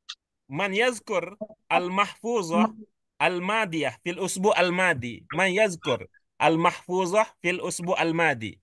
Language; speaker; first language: Arabic; non-native, learner; Indonesian